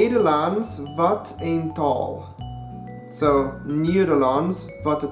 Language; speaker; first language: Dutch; non-native, learner; English